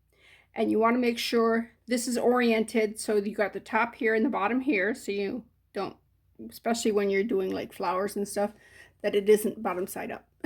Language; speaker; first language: English; native; English